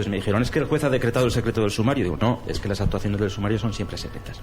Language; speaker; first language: Spanish; native; Spanish